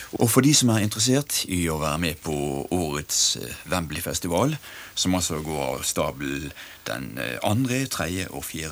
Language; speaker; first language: Norwegian; native; Norwegian